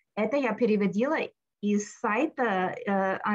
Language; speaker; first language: Russian; non-native, fluent; English